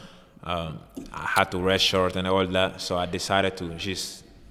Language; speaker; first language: English; non-native, fluent; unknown